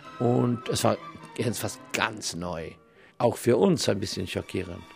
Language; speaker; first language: German; non-native, learner; English